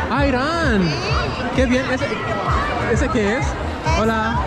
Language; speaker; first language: Spanish; non-native, learner; Swahili